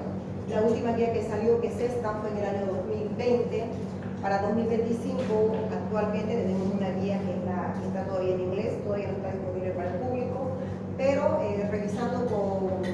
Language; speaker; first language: Spanish; native; Spanish